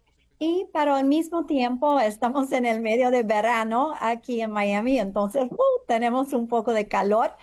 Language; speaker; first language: Spanish; non-native, fluent; English